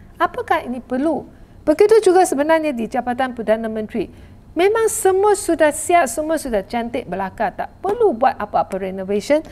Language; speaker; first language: Malay; non-native, local second language; Chinese